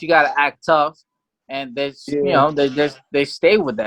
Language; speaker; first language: English; native; English